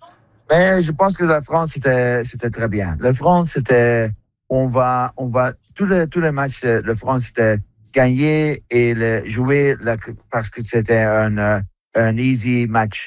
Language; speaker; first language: French; non-native, learner; Dutch